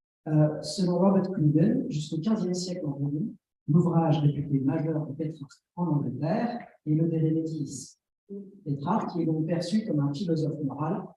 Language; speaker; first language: French; native; French